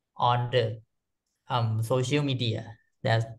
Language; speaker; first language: English; non-native, learner; Thai